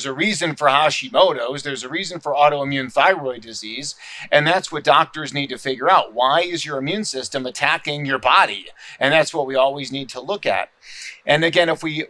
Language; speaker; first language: English; native; English